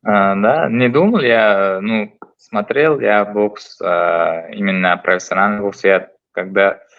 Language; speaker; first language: Russian; non-native, learner; Uzbek